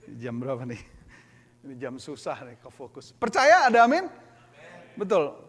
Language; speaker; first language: Indonesian; native; Indonesian